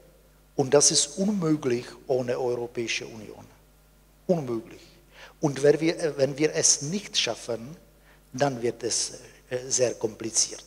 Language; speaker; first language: German; non-native, fluent; Czech